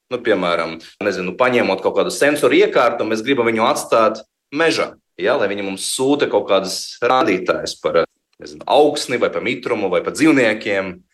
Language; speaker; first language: Latvian; non-native, local second language; Russian